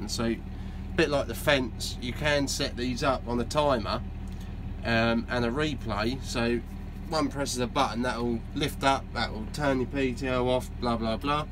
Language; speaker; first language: English; native; English